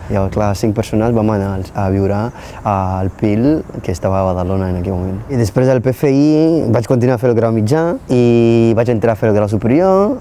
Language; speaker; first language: Catalan; non-native, fluent; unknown